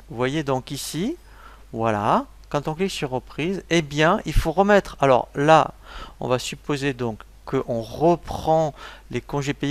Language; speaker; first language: French; native; French